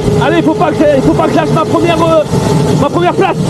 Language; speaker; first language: French; native; French